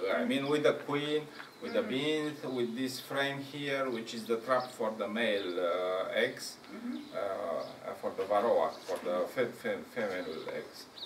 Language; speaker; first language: English; non-native, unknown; Romanian